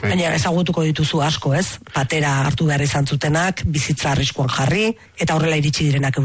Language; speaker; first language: Basque; native; Basque